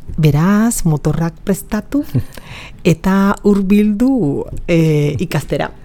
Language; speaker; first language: Basque; non-native, fluent; Spanish